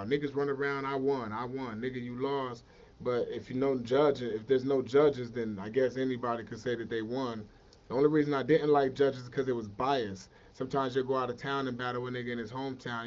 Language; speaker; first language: English; native; English